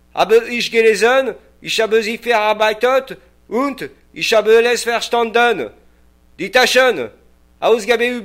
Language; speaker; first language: German; non-native, learner; French